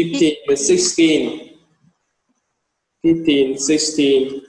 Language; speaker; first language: English; non-native, learner; Vietnamese